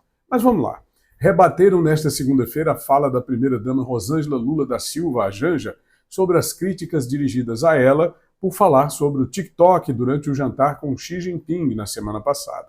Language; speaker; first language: Portuguese; native; Portuguese